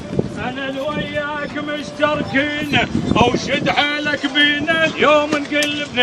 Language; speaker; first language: Arabic; native; Arabic